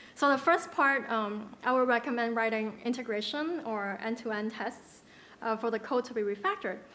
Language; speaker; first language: English; non-native, local second language; Cantonese